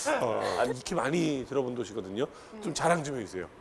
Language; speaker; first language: Korean; native; Korean